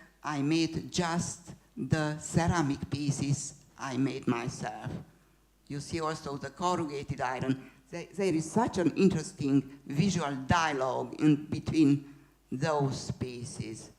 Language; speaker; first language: English; non-native, fluent; Hungarian